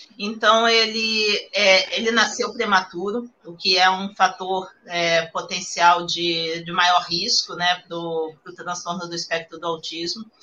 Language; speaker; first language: Portuguese; native; Portuguese